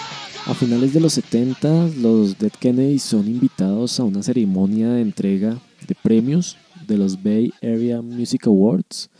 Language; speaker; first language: Spanish; native; Spanish